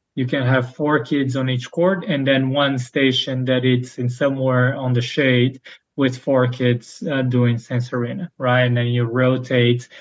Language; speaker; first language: English; non-native, fluent; Portuguese